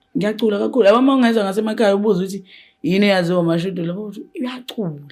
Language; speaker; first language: Zulu; native; Zulu